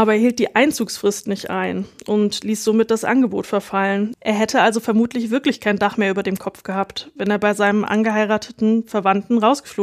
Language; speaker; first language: German; native; German